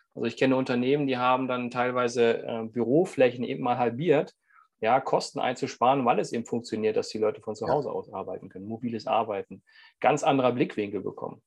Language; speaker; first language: German; native; German